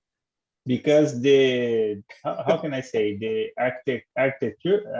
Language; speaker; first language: English; non-native, learner; Portuguese